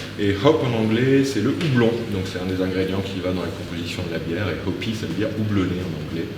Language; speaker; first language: French; native; French